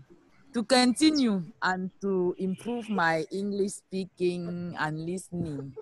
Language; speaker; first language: English; non-native, learner; French